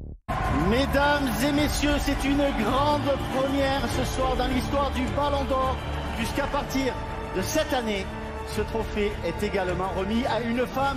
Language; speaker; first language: French; native; French